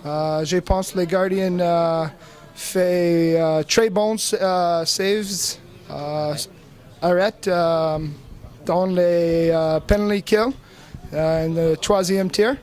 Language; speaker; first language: French; non-native, learner; English